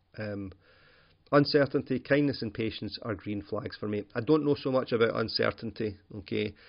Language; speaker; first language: English; native; English